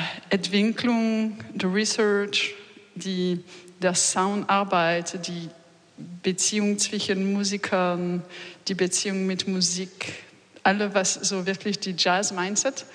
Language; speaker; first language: German; non-native, learner; French